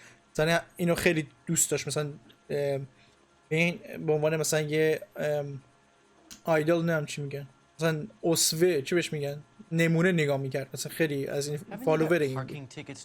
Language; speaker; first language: Persian; native; Persian